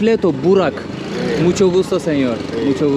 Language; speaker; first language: Spanish; non-native, learner; Turkish